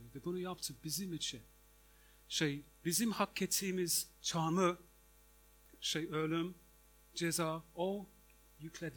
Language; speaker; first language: Turkish; non-native, fluent; English